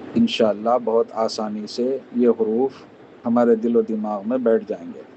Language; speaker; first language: Urdu; native; Urdu